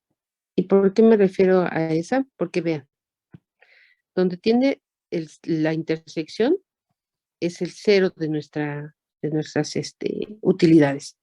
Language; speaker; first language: Spanish; native; Spanish